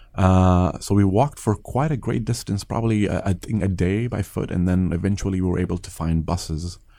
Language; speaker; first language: English; early bilingual, other home language; Persian